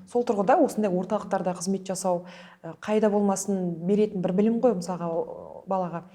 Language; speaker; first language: Kazakh; early bilingual, heritage; Kazakh